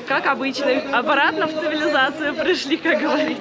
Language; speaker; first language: Russian; native; Russian